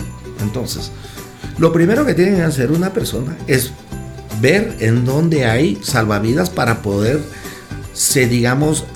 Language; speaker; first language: Spanish; native; Spanish